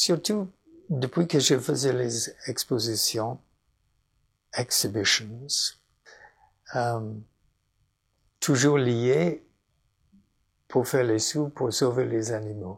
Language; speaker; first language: French; non-native, fluent; English